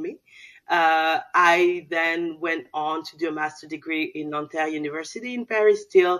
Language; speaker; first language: English; non-native, fluent; Soninke